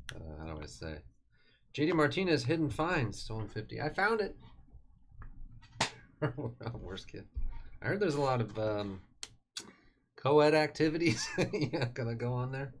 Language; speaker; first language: English; native; English